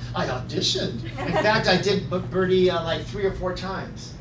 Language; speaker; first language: English; native; English